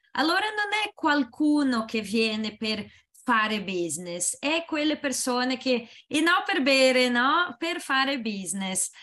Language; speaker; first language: Italian; non-native, learner; Portuguese